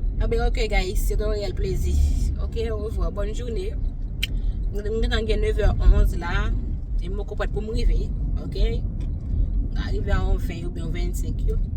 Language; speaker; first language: French; non-native, learner; Haitian Creole